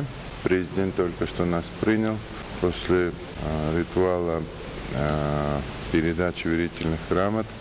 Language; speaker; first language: Russian; non-native, fluent; Georgian